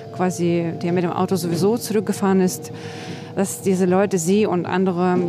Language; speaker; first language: German; non-native, fluent; Russian